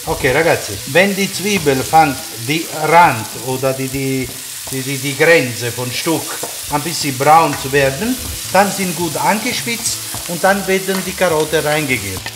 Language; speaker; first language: German; non-native, fluent; Italian